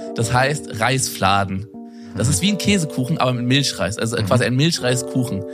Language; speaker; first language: German; native; German